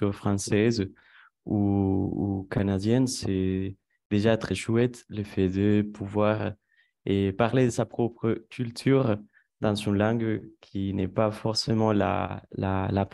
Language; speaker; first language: French; non-native, fluent; Spanish